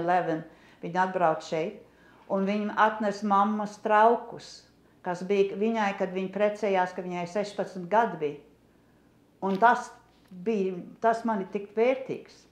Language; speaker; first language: Latvian; early bilingual, heritage; English